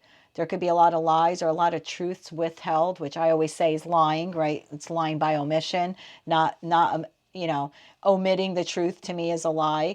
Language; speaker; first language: English; native; English